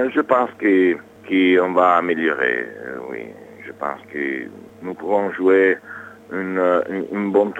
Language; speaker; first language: French; non-native, learner; Italian